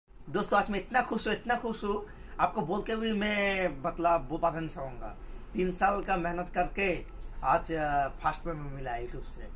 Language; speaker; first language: Hindi; non-native, local second language; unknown